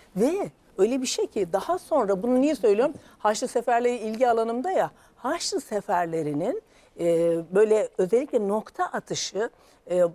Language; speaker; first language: Turkish; native; Turkish